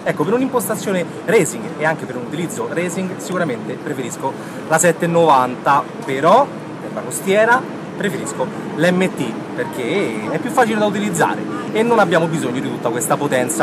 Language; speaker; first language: Italian; native; Italian